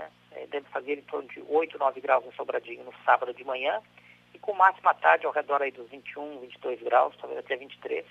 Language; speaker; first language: Portuguese; native; Portuguese